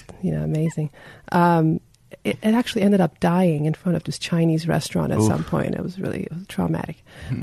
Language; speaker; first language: English; non-native, fluent; Turkish